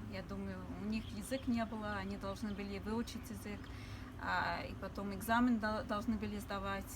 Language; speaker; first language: Russian; early bilingual, heritage; English